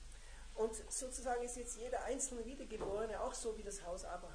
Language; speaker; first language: German; native; German